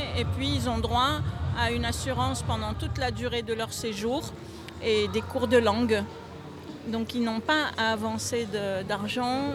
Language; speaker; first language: French; native; French